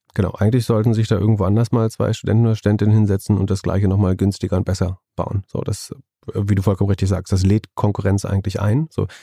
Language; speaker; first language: German; native; German